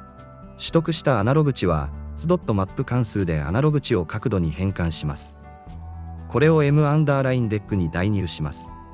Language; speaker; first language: Japanese; native; Japanese